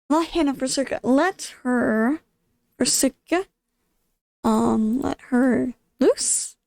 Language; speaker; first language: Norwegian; non-native, learner; English